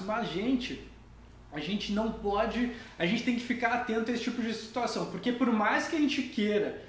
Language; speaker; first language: Portuguese; native; Portuguese